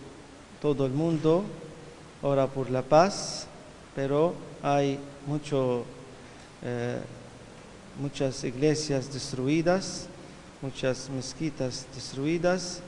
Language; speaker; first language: Spanish; non-native, fluent; Arabic